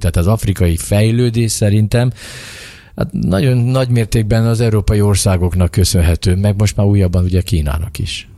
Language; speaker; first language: Hungarian; native; Hungarian